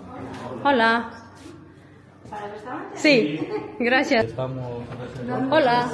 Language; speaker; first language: Spanish; non-native, learner; Armenian